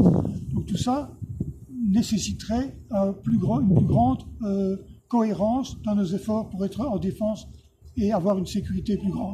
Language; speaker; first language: French; native; French